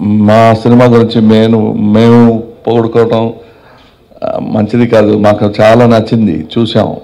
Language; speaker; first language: Telugu; non-native, fluent; Tamil